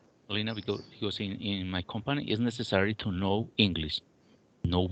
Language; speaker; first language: English; non-native, learner; Spanish